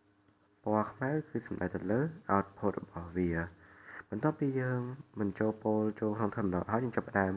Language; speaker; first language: Khmer; native; Khmer